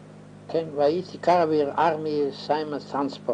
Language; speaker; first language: Hebrew; non-native, fluent; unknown